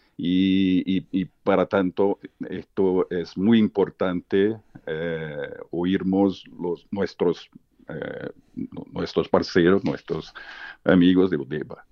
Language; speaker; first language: Spanish; early bilingual, heritage; Portuguese